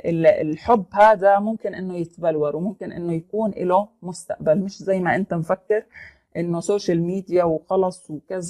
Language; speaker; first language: Arabic; native; Arabic